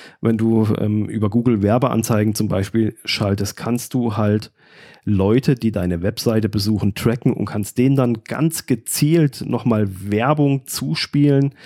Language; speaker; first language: German; native; German